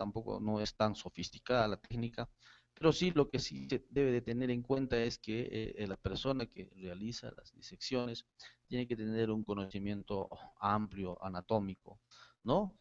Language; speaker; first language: Spanish; native; Spanish